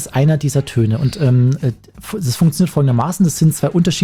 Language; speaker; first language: German; native; German